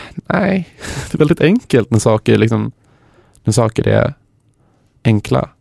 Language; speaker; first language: Swedish; early bilingual, other home language; Arabic